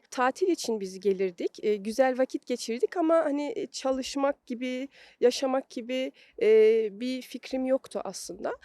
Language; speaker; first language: Turkish; early bilingual, heritage; Turkish